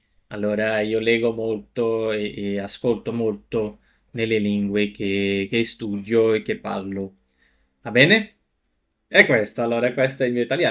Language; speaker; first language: Italian; non-native, fluent; Portuguese